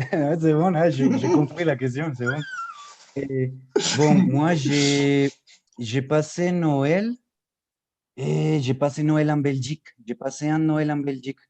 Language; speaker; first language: French; non-native, fluent; Spanish